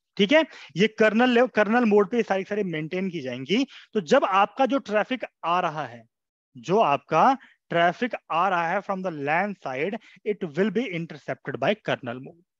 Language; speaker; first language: Hindi; native; Hindi